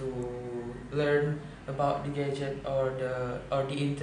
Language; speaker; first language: English; non-native, learner; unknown